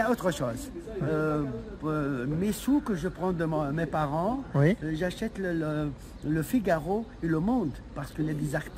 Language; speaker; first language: French; non-native, local second language; Arabic